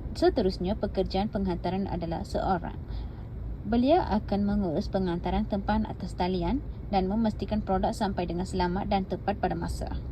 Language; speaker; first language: Malay; non-native, local second language; Tamil